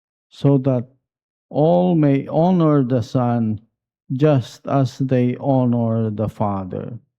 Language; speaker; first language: English; non-native, local second language; Filipino